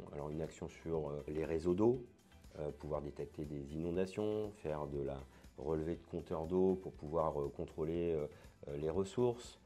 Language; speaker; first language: French; native; French